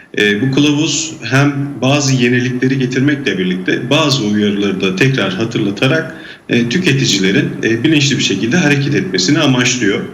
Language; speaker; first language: Turkish; native; Turkish